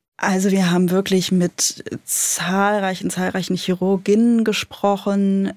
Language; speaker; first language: German; native; German